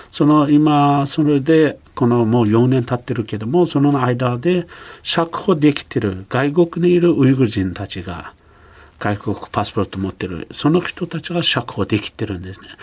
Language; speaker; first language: Japanese; non-native, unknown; Uyghur